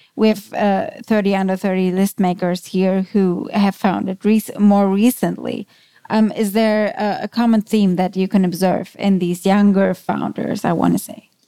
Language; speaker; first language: English; non-native, fluent; German